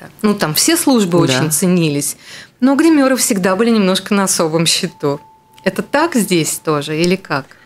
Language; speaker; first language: Russian; native; Russian